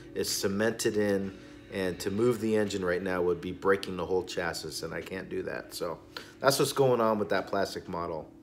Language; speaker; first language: English; native; English